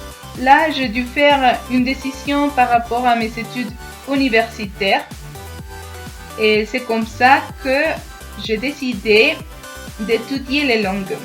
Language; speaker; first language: French; non-native, fluent; Spanish